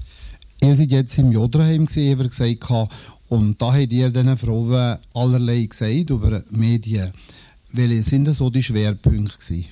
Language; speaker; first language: German; native; German